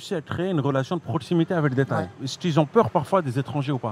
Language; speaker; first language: French; native; French